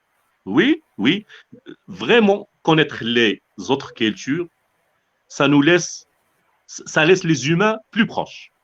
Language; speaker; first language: French; non-native, local second language; Arabic